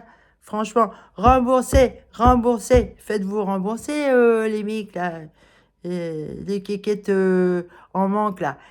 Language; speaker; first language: French; native; French